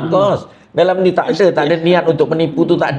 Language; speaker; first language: Malay; native; Malay